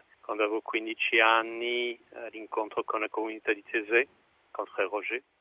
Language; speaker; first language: Italian; non-native, fluent; French